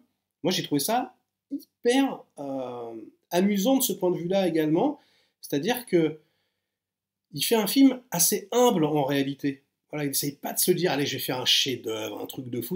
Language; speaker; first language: French; native; French